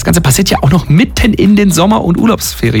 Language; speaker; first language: German; native; German